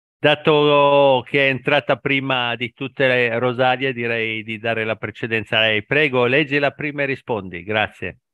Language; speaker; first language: Italian; native; Italian